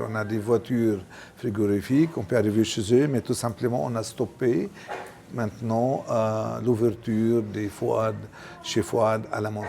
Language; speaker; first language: French; non-native, local second language; Arabic